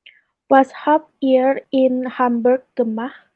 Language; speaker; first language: German; non-native, learner; Indonesian